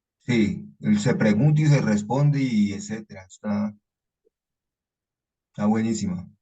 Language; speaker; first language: Spanish; native; Spanish